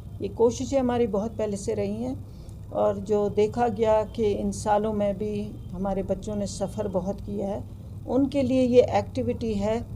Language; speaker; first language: Urdu; non-native, local second language; Kashmiri